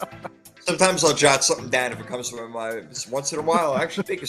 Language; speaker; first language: English; native; English